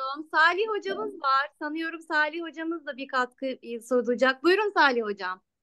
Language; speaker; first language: Turkish; native; Turkish